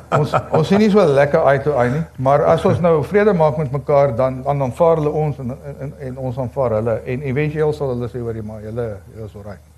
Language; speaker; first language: Afrikaans; native; Afrikaans